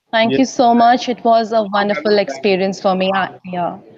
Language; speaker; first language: English; non-native, local second language; Odia